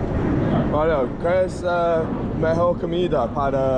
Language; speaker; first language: Spanish; non-native, learner; English